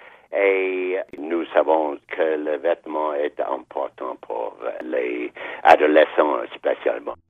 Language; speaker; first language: French; non-native, fluent; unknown